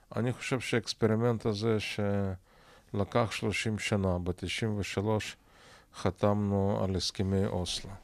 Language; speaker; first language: Hebrew; non-native, fluent; Russian